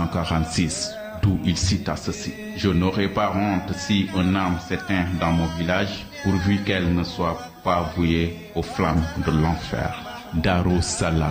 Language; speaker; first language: French; non-native, local second language; Wolof